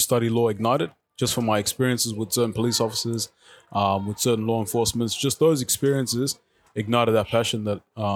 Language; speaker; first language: English; native; English